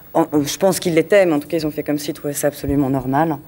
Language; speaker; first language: French; native; French